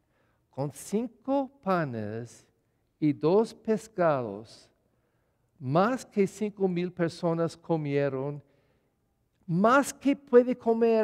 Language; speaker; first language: Spanish; non-native, learner; English